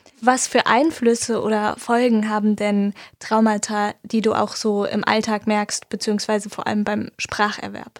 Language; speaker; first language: German; native; German